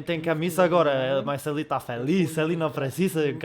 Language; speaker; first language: Portuguese; non-native, fluent; English